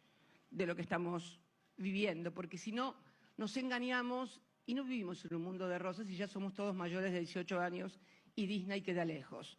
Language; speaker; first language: Spanish; native; Spanish